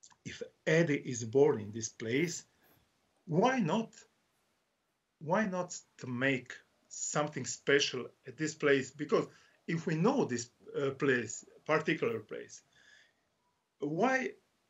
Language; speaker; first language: English; non-native, learner; Croatian